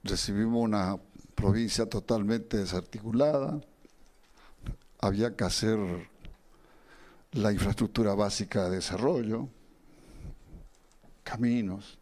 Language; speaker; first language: Spanish; native; Spanish